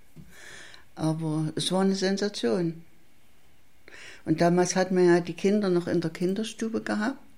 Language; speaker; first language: German; native; German